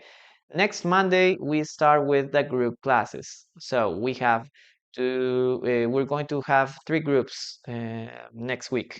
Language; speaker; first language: English; non-native, fluent; Spanish